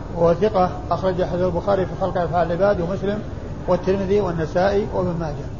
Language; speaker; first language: Arabic; native; Arabic